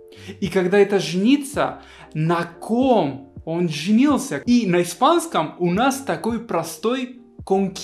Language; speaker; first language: Russian; non-native, fluent; Spanish